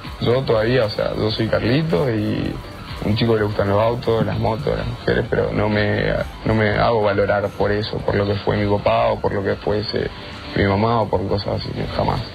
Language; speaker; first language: Spanish; native; Spanish